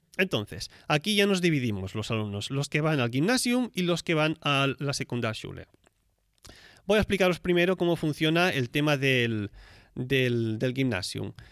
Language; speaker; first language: Spanish; native; Spanish